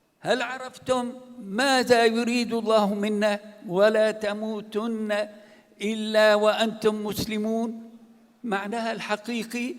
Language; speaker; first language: Arabic; non-native, fluent; Turkish